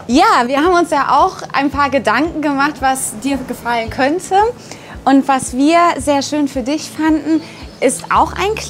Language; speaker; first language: German; native; German